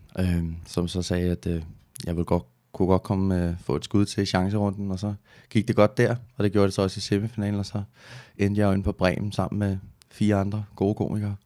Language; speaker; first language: Danish; native; Danish